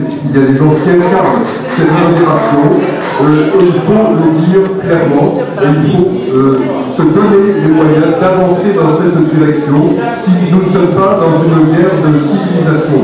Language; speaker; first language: French; native; French